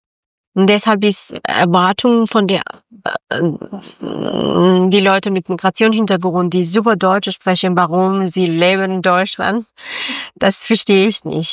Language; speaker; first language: German; non-native, learner; Persian